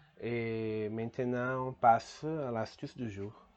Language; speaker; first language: French; non-native, fluent; Portuguese